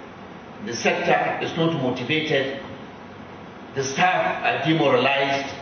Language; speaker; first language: English; non-native, local second language; Hausa